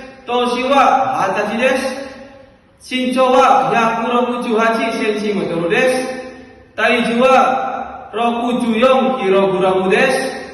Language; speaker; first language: Japanese; non-native, learner; Javanese